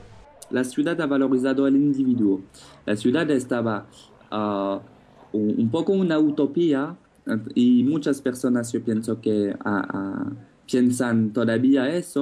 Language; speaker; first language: Spanish; non-native, fluent; French